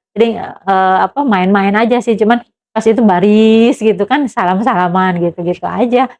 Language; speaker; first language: Indonesian; non-native, local second language; Sundanese